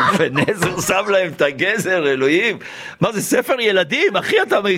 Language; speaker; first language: Hebrew; native; Hebrew